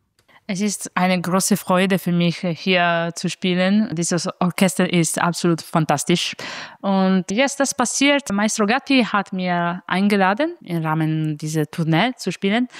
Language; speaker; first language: German; non-native, fluent; Italian